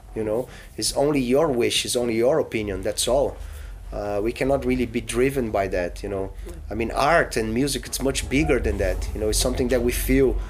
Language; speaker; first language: English; non-native, fluent; Portuguese